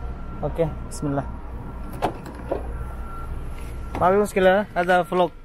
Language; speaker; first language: Arabic; non-native, learner; Indonesian